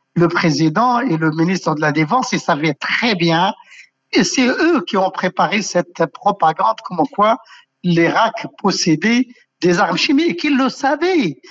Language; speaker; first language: French; non-native, local second language; Arabic